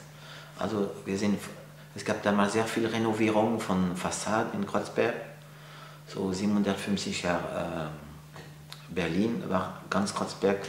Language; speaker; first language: German; non-native, fluent; French